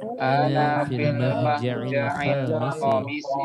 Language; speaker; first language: Arabic; non-native, learner; Indonesian